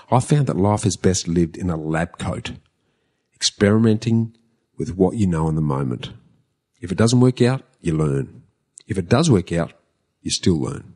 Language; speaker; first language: English; native; English